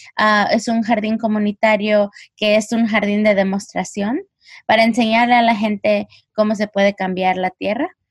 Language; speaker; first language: Spanish; early bilingual, heritage; Spanish